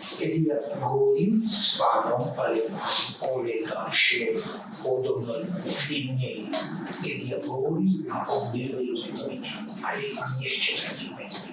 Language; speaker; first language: Slovak; non-native, learner; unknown